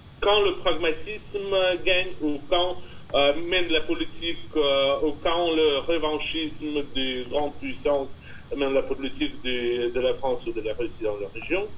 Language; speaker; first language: French; non-native, fluent; Russian